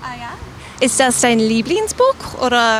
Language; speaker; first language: German; non-native, learner; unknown